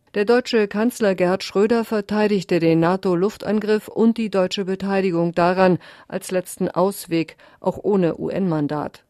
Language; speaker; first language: German; native; German